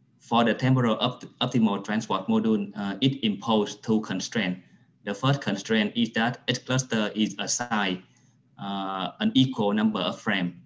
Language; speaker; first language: English; non-native, fluent; Vietnamese